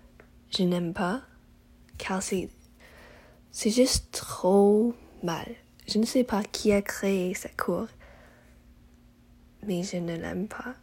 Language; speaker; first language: French; non-native, learner; English